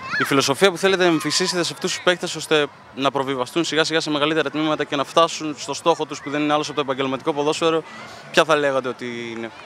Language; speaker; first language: Greek; native; Greek